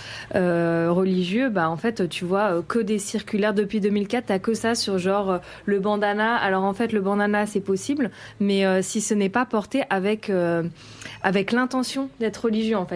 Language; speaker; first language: French; native; French